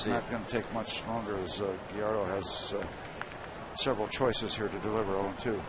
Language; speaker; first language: English; native; English